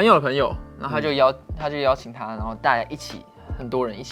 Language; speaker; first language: Chinese; native; Chinese